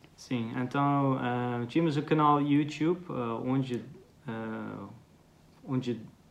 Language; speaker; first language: Portuguese; non-native, fluent; Dutch